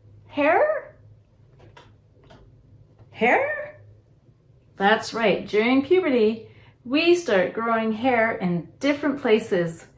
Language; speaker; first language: English; native; English